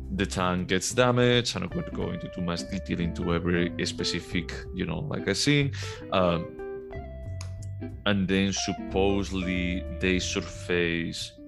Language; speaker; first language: English; non-native, fluent; Galician